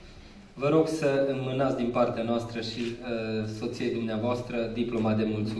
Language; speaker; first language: Romanian; native; Romanian